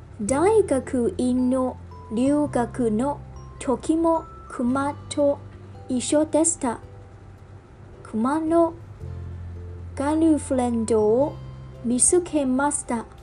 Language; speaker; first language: Japanese; non-native, learner; Chinese